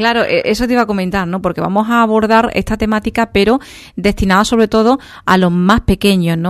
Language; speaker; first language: Spanish; native; Spanish